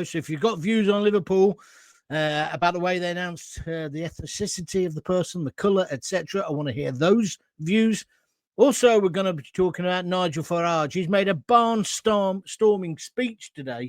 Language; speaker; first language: English; native; English